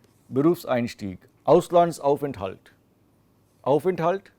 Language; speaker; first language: German; non-native, fluent; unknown